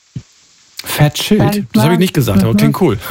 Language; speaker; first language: German; native; German